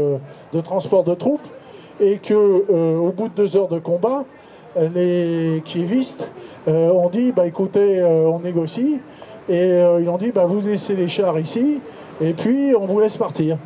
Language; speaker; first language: French; native; French